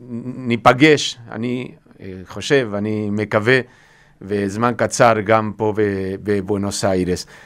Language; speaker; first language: Hebrew; non-native, fluent; Spanish